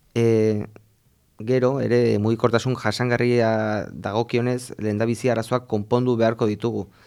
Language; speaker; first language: Basque; non-native, local second language; Spanish